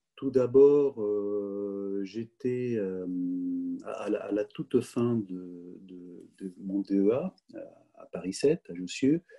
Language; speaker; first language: French; non-native, fluent; Spanish